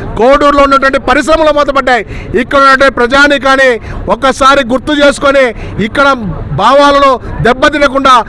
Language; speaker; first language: Telugu; native; Telugu